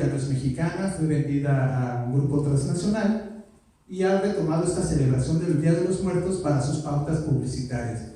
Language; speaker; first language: Spanish; native; Spanish